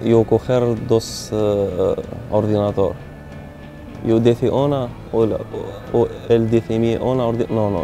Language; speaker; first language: Spanish; non-native, learner; Arabic